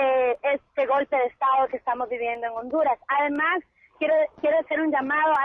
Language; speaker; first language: Spanish; native; Spanish